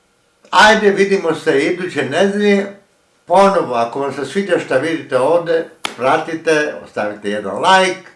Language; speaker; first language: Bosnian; early bilingual, heritage; Croatian